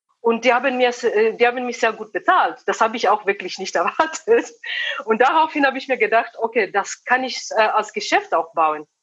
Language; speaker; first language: German; non-native, fluent; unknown